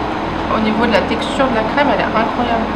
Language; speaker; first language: French; native; French